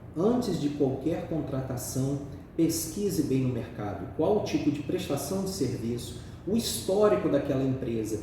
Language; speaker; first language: Portuguese; native; Portuguese